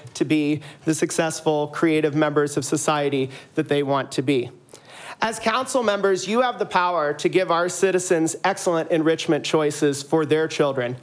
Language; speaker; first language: English; native; English